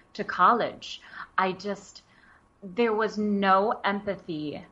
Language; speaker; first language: English; early bilingual, other home language; Wu Chinese